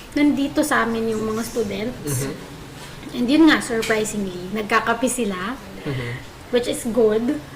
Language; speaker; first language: Filipino; non-native, local second language; Bikol